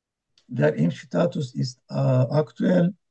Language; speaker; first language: German; non-native, learner; Turkish